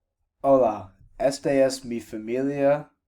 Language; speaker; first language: Spanish; non-native, learner; English